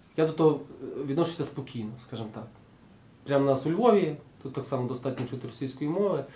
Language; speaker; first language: Ukrainian; native; Ukrainian